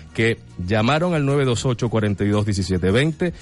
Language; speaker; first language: Spanish; native; Spanish